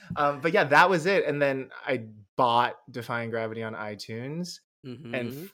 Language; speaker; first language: English; native; English